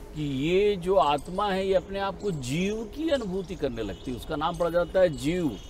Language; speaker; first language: Hindi; native; Hindi